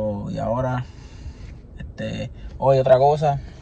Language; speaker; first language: Spanish; early bilingual, heritage; Spanish